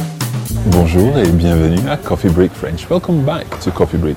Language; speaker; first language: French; non-native, fluent; English